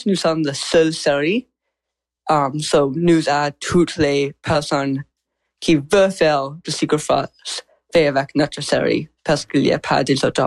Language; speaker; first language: French; non-native, learner; English